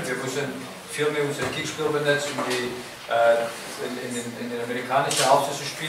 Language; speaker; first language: German; non-native, fluent; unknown